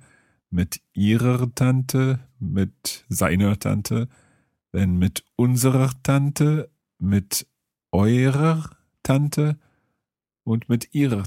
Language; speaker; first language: German; non-native, learner; English